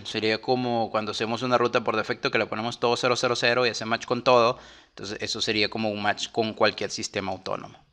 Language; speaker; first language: Spanish; native; Spanish